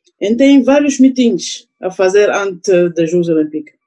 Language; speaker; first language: Portuguese; non-native, learner; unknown